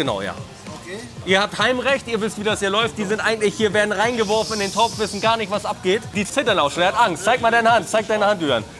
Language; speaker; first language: German; native; German